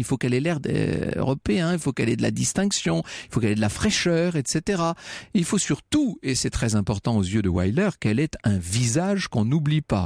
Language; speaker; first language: French; native; French